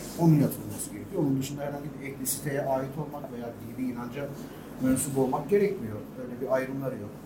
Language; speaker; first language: Turkish; non-native, local second language; Armenian